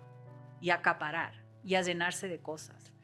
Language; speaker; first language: Spanish; native; Spanish